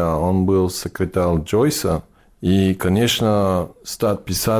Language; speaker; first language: Russian; non-native, fluent; English